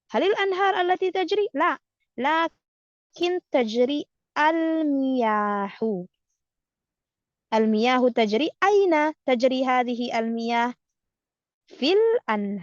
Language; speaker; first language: Arabic; non-native, fluent; Indonesian